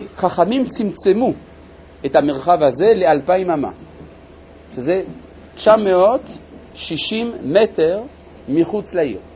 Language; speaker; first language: Hebrew; non-native, fluent; French